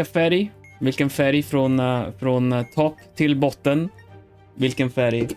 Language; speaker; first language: Swedish; non-native, learner; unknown